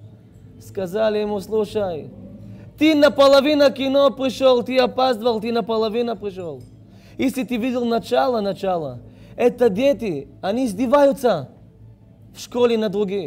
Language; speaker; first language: Russian; non-native, learner; Hebrew